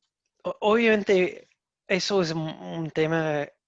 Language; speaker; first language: Spanish; non-native, learner; English